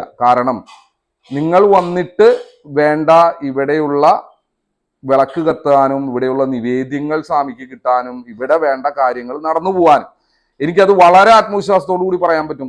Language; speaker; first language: Malayalam; native; Malayalam